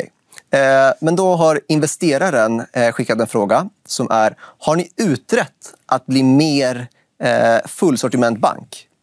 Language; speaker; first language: Swedish; native; Swedish